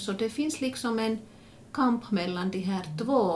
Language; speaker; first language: Swedish; non-native, local second language; Finnish